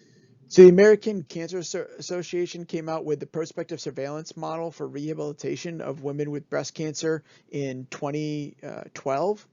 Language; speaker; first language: English; native; English